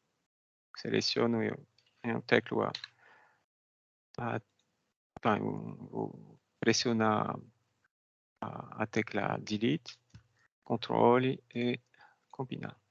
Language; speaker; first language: Portuguese; non-native, fluent; French